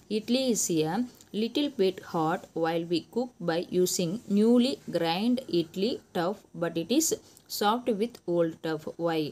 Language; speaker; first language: English; non-native, local second language; Tamil